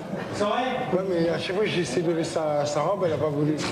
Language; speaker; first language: French; native; French